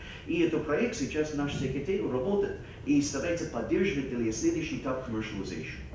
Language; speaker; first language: Russian; non-native, fluent; English